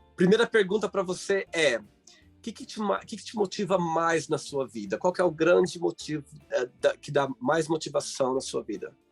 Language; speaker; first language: Portuguese; native; Portuguese